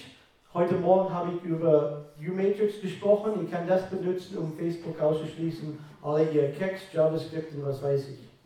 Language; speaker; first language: German; non-native, fluent; English